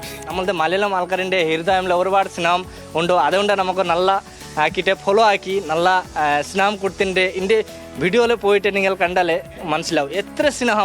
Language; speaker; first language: Malayalam; non-native, learner; Hindi